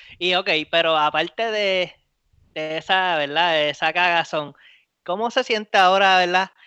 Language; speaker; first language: Spanish; native; Spanish